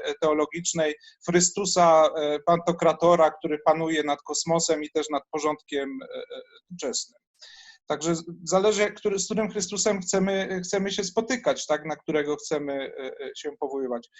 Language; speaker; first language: Polish; native; Polish